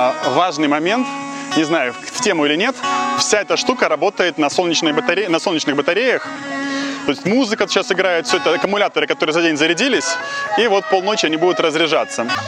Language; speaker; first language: Russian; native; Russian